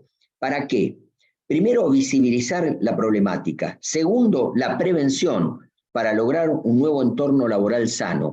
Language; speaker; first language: Spanish; native; Spanish